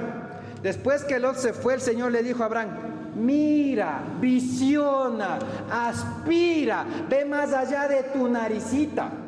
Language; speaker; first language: Spanish; native; Spanish